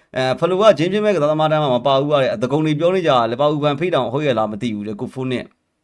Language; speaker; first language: Burmese; native; Burmese